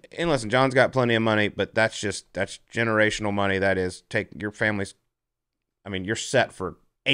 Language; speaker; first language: English; native; English